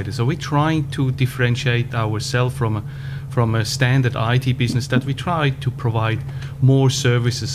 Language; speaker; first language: English; non-native, fluent; German